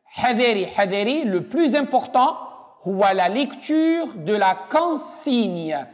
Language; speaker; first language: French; non-native, local second language; Arabic